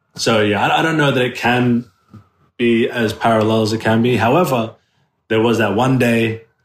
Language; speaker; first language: English; native; English